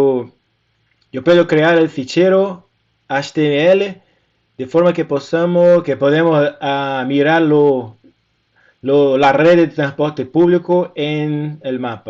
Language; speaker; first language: Spanish; non-native, fluent; Portuguese